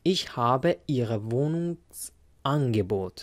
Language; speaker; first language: German; non-native, fluent; Persian